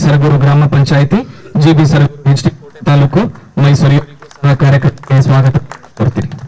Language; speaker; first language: Kannada; native; Kannada